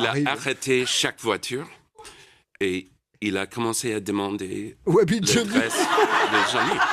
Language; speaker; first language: French; non-native, learner; English